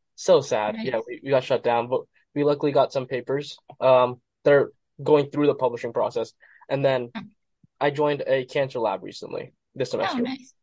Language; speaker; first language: English; native; English